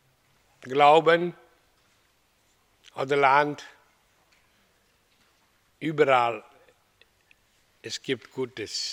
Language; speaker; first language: German; non-native, learner; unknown